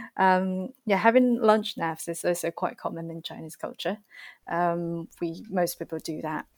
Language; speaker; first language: English; non-native, fluent; Chinese